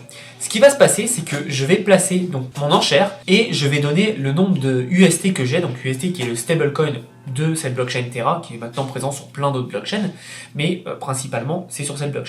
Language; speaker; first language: French; native; French